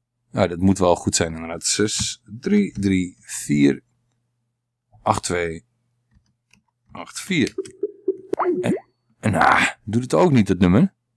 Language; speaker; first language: Dutch; native; Dutch